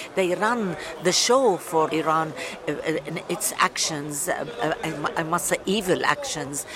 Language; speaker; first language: English; non-native, fluent; Arabic